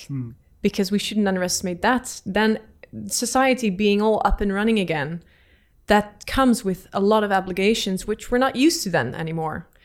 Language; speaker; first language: English; non-native, fluent; Dutch